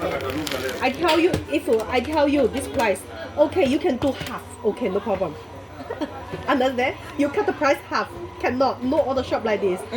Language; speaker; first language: English; non-native, learner; Chinese